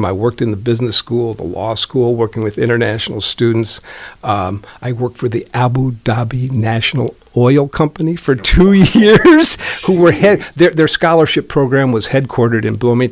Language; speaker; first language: English; native; English